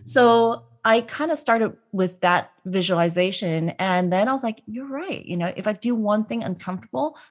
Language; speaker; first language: English; non-native, local second language; Cantonese